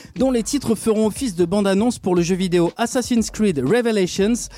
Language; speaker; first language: French; native; French